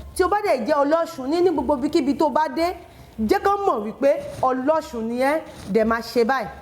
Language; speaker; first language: Yoruba; native; Yoruba